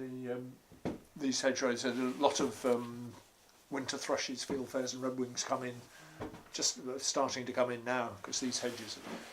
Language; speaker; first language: English; native; English